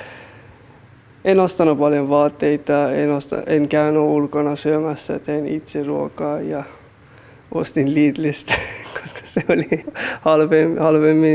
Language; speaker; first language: Finnish; non-native, fluent; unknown